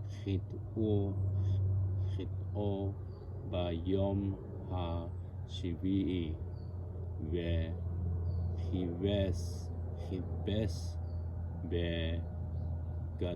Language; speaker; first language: Hebrew; non-native, learner; Japanese